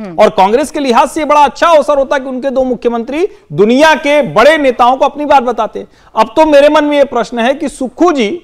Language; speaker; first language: Hindi; native; Hindi